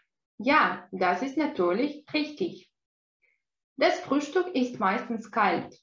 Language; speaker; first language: German; non-native, fluent; Russian